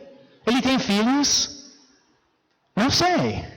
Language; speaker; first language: Portuguese; non-native, fluent; English